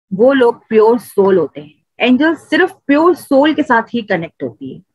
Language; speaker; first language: Hindi; native; Hindi